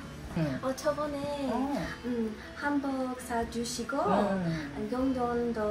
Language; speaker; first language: Korean; non-native, learner; English